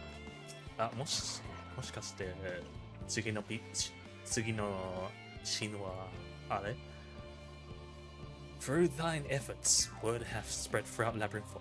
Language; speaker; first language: Japanese; non-native, learner; English